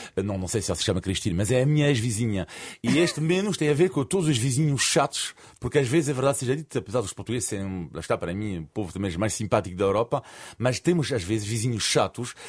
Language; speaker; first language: Portuguese; non-native, fluent; French